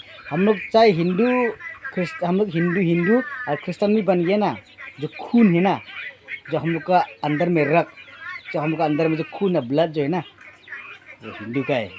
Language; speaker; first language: Hindi; non-native, local second language; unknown